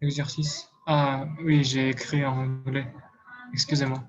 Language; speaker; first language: French; non-native, learner; Russian